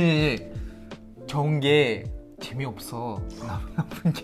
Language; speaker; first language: Korean; non-native, learner; Russian